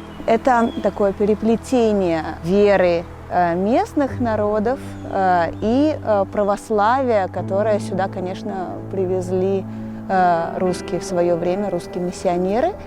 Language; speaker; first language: Russian; native; Russian